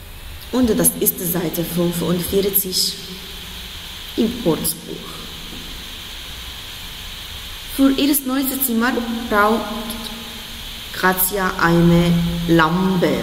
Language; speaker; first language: German; non-native, fluent; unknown